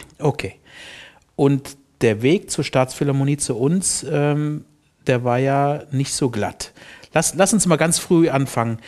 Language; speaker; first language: German; native; German